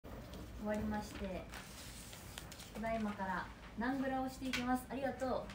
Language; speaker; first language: Japanese; native; Japanese